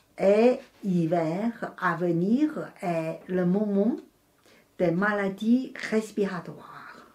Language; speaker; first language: French; non-native, fluent; Chinese